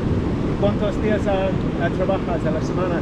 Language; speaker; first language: Spanish; non-native, learner; English